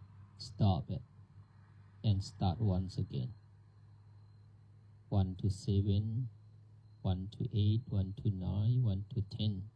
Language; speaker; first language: English; non-native, learner; Thai